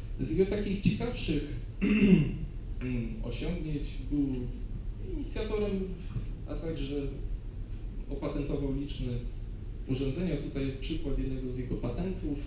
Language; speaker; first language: Polish; native; Polish